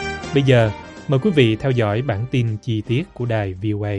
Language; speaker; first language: Vietnamese; native; Vietnamese